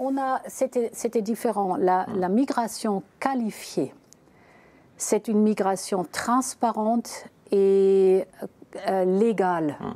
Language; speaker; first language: French; non-native, fluent; German